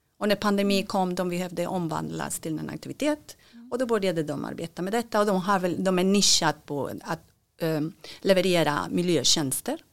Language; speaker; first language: Swedish; non-native, fluent; Spanish